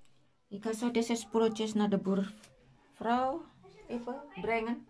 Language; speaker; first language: Dutch; non-native, learner; Indonesian